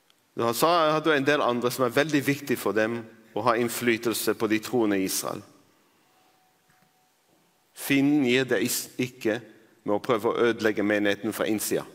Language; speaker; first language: Norwegian; non-native, fluent; Arabic